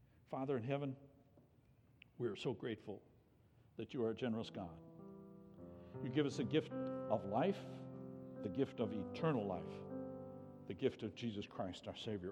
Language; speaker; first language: English; native; English